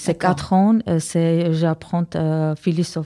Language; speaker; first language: French; non-native, learner; Armenian